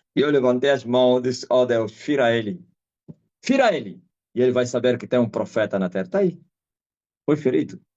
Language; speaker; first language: Portuguese; non-native, local second language; Kongo